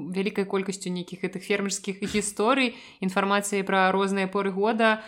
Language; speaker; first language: Belarusian; native; Belarusian